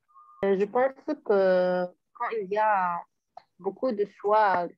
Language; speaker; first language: French; non-native, learner; Arabic